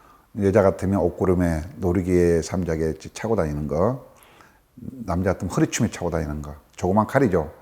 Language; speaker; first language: Korean; native; Korean